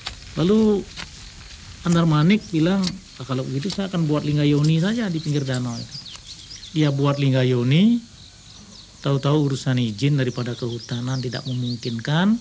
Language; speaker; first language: Indonesian; native; Indonesian